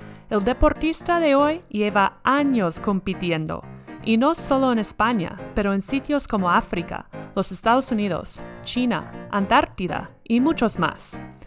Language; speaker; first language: Spanish; non-native, fluent; English